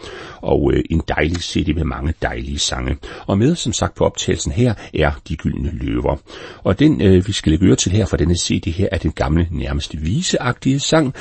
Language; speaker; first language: Danish; native; Danish